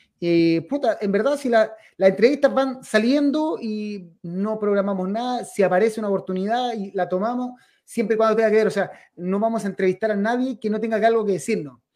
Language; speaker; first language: Spanish; native; Spanish